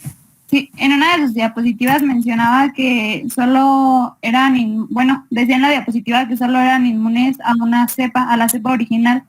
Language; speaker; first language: Spanish; native; Spanish